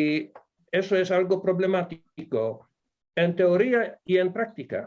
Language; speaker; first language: Spanish; non-native, fluent; Polish